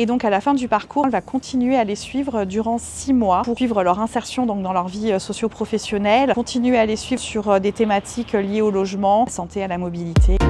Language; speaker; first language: French; native; French